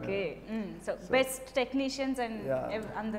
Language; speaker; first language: Telugu; non-native, learner; Kannada